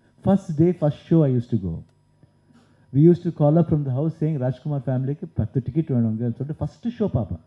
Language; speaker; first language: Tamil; non-native, local second language; Kannada